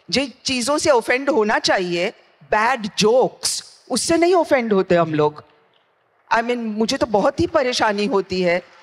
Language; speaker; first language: Hindi; non-native, local second language; Gujarati